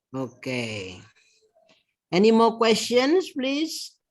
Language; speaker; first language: English; non-native, fluent; Indonesian